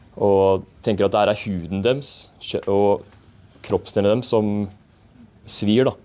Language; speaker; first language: Norwegian; native; Norwegian